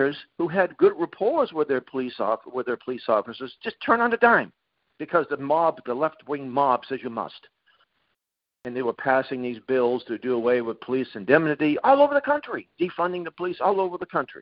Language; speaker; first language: English; native; English